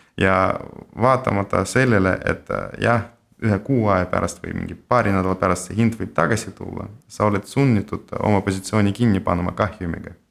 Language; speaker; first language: Estonian; non-native, local second language; Russian